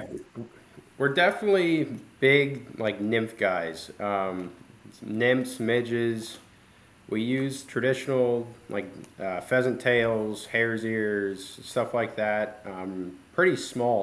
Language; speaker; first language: English; native; English